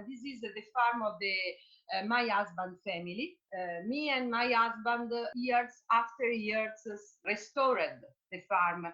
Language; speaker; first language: English; non-native, fluent; Italian